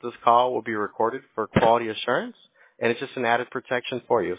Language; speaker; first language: English; early bilingual, other home language; Spanish